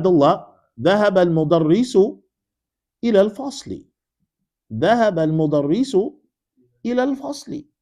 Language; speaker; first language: Arabic; non-native, fluent; English